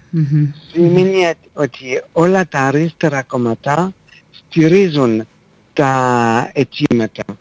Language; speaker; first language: Greek; non-native, fluent; French